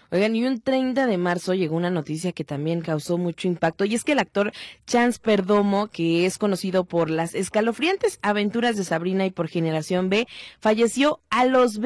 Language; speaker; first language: Spanish; native; Spanish